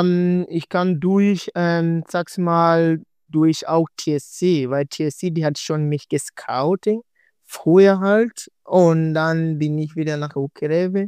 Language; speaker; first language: German; non-native, learner; Swahili